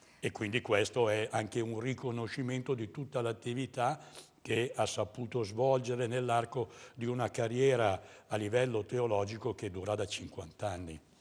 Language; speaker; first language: Italian; native; Italian